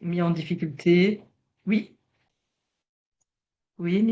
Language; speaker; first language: French; native; French